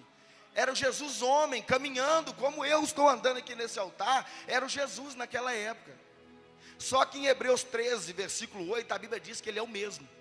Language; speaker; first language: Portuguese; native; Portuguese